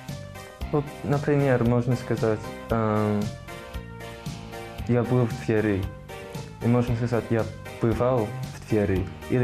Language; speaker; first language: Russian; non-native, learner; English